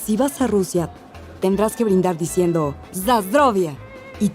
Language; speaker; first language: Spanish; native; Spanish